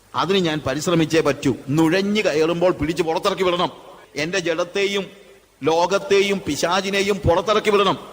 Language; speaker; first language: Malayalam; native; Malayalam